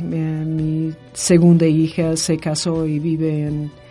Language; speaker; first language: Spanish; non-native, fluent; English